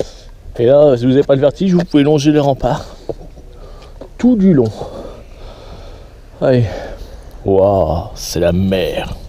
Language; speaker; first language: French; native; French